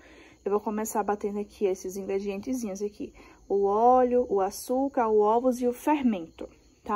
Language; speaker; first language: Portuguese; native; Portuguese